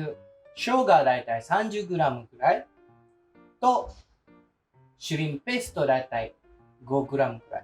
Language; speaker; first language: Japanese; non-native, fluent; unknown